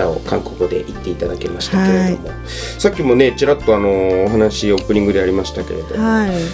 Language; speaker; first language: Japanese; native; Japanese